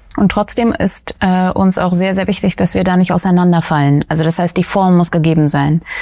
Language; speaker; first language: German; early bilingual, other home language; Russian